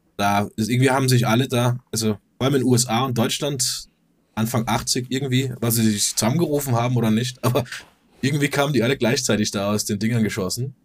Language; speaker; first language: German; non-native, fluent; Danish